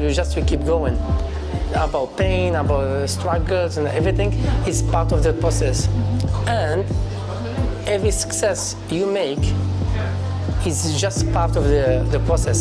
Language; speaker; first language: English; non-native, fluent; French